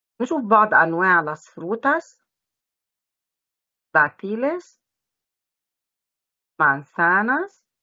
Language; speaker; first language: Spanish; non-native, fluent; Arabic